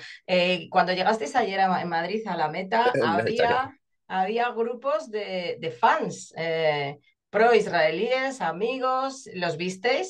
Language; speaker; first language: Spanish; native; Spanish